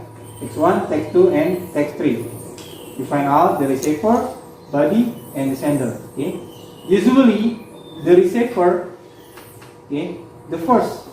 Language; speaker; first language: English; non-native, learner; Indonesian